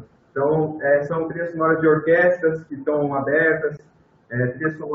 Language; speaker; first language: Portuguese; native; Portuguese